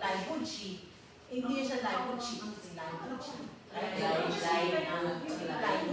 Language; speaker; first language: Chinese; non-native, fluent; Filipino